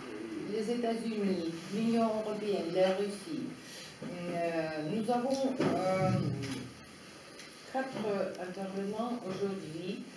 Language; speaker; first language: French; non-native, fluent; Russian